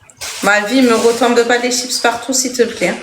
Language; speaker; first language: French; native; French